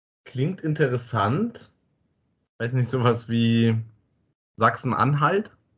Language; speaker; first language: German; native; German